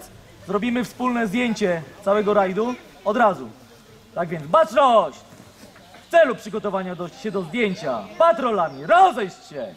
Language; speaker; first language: Polish; native; Polish